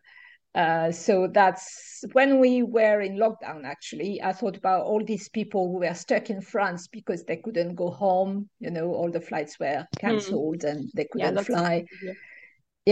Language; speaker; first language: English; non-native, fluent; French